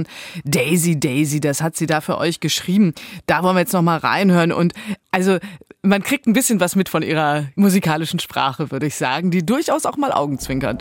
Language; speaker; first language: German; native; German